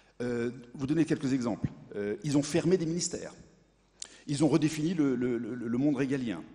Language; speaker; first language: French; native; French